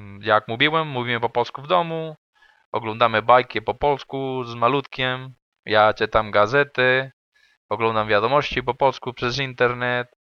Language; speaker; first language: Polish; non-native, learner; Spanish